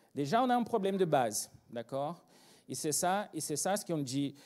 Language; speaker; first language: French; non-native, fluent; Portuguese